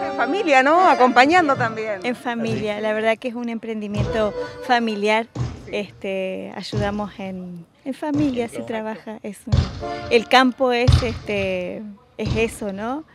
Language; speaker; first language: Spanish; native; Spanish